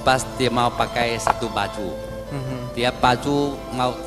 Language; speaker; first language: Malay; non-native, local second language; Chinese